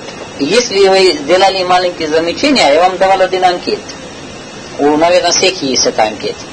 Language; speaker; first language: Russian; non-native, learner; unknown